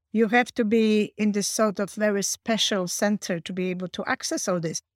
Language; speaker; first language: English; non-native, fluent; Polish